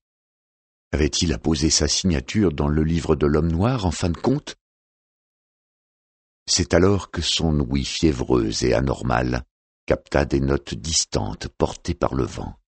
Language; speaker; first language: French; native; French